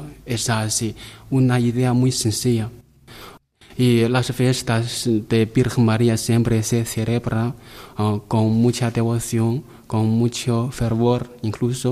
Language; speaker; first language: Spanish; non-native, learner; Chinese